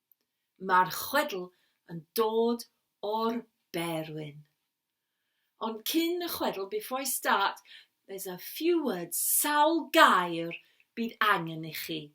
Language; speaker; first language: Welsh; non-native, learner; English